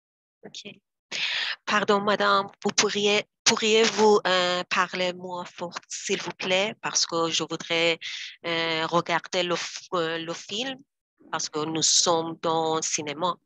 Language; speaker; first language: French; non-native, learner; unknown